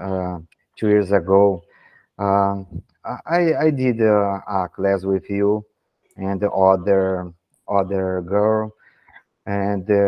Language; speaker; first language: English; non-native, learner; Portuguese